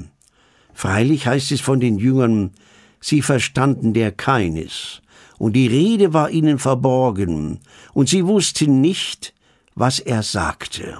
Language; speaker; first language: German; native; German